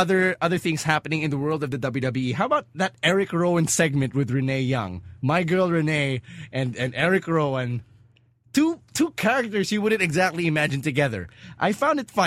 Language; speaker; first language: English; non-native, local second language; Filipino